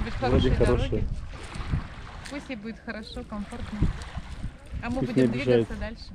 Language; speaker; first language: Russian; native; Russian